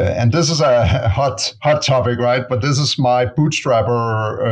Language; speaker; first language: English; non-native, fluent; Danish